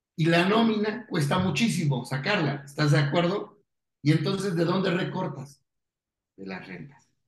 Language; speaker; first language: Spanish; native; Spanish